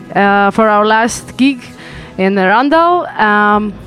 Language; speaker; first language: English; non-native, fluent; Latvian